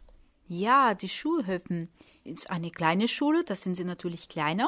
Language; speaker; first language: German; non-native, fluent; Portuguese